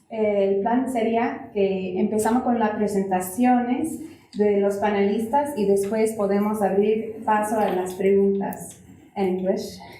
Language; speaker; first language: Spanish; non-native, fluent; English